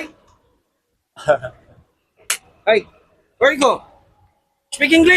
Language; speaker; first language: English; non-native, learner; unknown